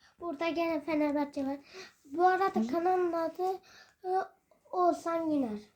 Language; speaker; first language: Turkish; early bilingual, heritage; Turkish